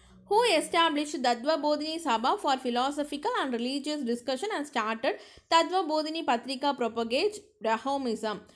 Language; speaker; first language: English; non-native, local second language; Tamil